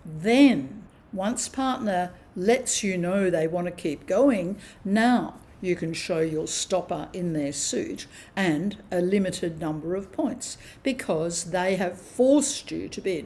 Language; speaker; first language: English; native; English